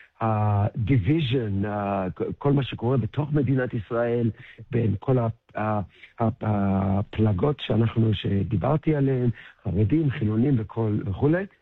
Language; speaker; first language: Hebrew; early bilingual, heritage; Hebrew